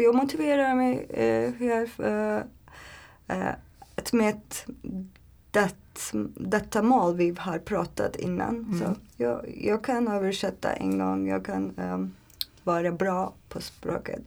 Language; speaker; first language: Swedish; non-native, learner; Turkish